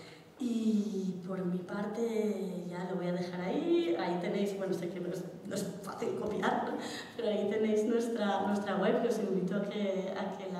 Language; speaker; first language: Spanish; native; Spanish